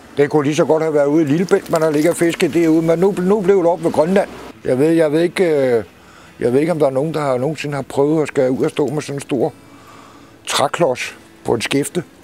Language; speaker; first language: Danish; native; Danish